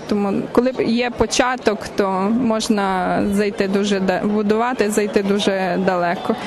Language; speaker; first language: Ukrainian; native; Ukrainian